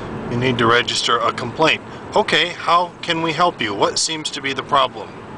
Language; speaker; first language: English; native; English